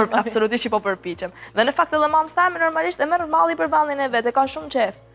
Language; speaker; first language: Albanian; early bilingual, heritage; Albanian